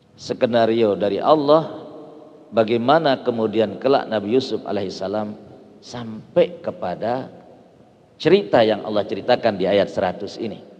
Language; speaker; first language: Indonesian; non-native, local second language; Sasak